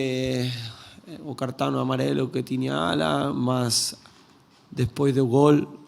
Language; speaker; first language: Portuguese; non-native, learner; Spanish